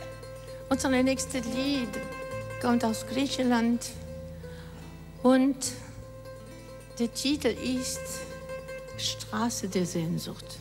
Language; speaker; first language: German; non-native, learner; Greek